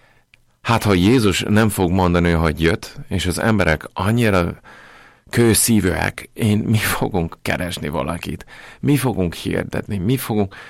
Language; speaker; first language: Hungarian; non-native, fluent; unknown